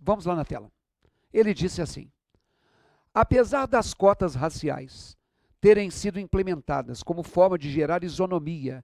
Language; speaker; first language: Portuguese; native; Portuguese